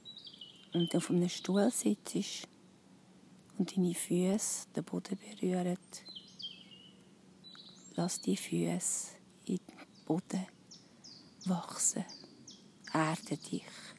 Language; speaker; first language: German; native; German